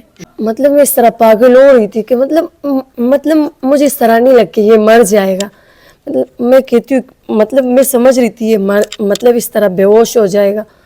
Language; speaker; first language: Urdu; non-native, local second language; Pashto